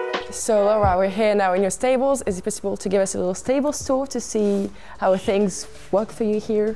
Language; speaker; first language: English; non-native, fluent; French